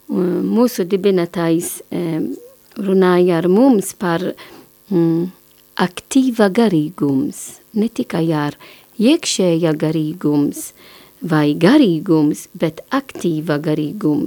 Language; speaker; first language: Latvian; non-native, learner; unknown